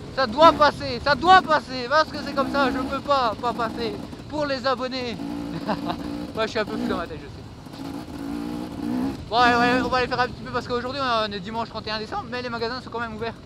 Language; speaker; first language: French; native; French